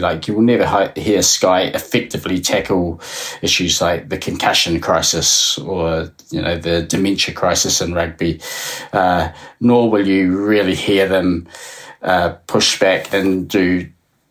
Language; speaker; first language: English; native; English